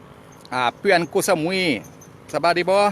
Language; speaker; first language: Thai; non-native, learner; French